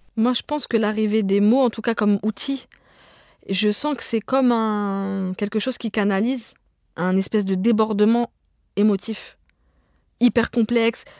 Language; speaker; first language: French; early bilingual, other home language; Arabic